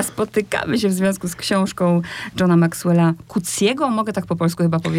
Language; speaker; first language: Polish; native; Polish